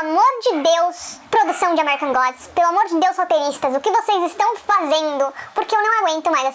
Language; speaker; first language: Portuguese; native; Portuguese